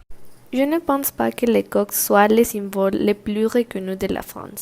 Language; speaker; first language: French; non-native, learner; Spanish